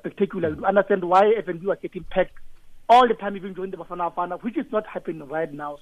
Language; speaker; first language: English; non-native, local second language; Southern Sotho